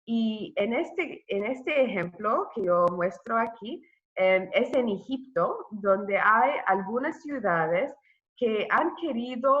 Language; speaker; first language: Spanish; non-native, fluent; English